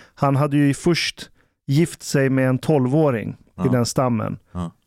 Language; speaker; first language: Swedish; native; Swedish